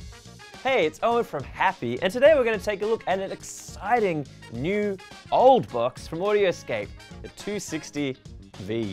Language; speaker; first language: English; native; English